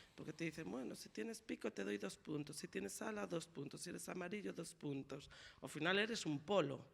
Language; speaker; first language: Spanish; non-native, local second language; Galician